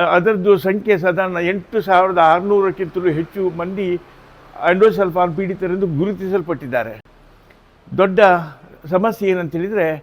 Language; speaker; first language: Kannada; native; Kannada